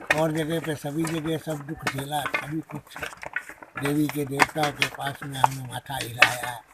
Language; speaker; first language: Hindi; non-native, local second language; Bangla